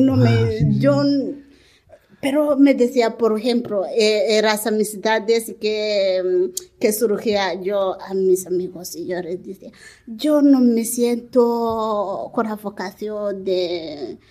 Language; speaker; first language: Spanish; non-native, learner; Kinyarwanda